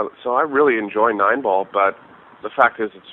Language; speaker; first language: English; native; English